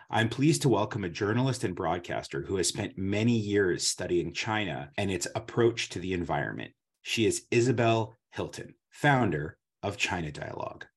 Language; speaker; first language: English; native; English